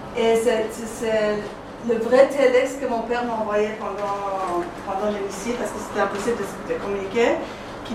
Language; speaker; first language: French; non-native, fluent; Persian